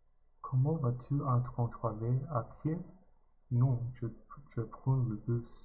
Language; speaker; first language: French; non-native, learner; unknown